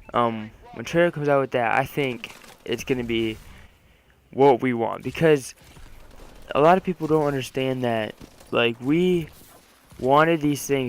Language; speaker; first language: English; native; English